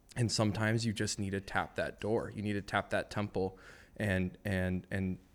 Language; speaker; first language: English; native; English